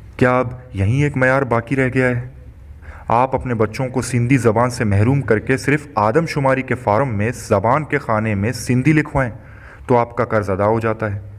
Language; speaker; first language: Urdu; non-native, local second language; Baluchi